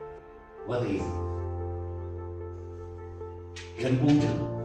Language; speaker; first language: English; non-native, learner; Chinese